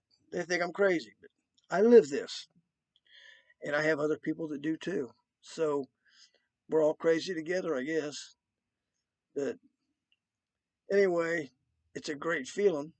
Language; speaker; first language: English; native; English